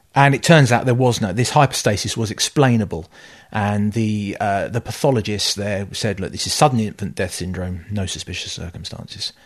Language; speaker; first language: English; native; English